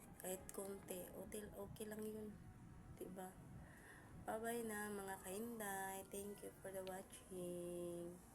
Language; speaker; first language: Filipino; non-native, local second language; Cebuano